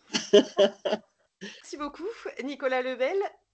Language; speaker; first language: French; native; French